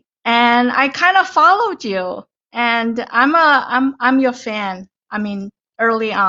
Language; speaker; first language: English; non-native, fluent; Chinese